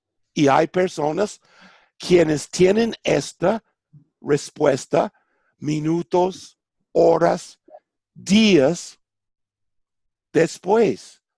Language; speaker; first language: Spanish; non-native, fluent; English